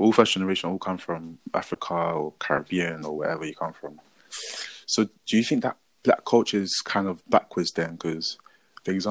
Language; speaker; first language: English; native; English